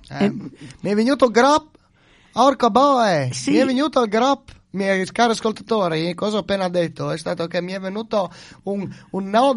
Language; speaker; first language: Italian; non-native, local second language; Friulian